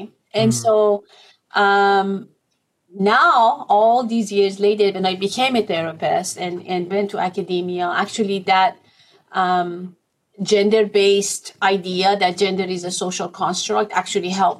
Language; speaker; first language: English; non-native, fluent; Persian